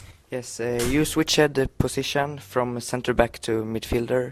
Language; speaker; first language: English; non-native, learner; Swedish